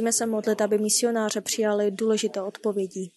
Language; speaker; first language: Czech; non-native, fluent; Korean